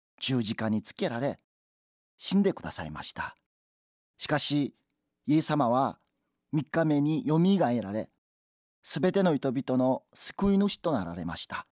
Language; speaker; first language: Japanese; non-native, fluent; Korean